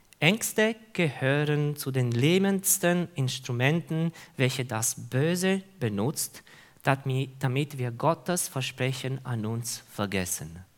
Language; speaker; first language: German; non-native, fluent; Hungarian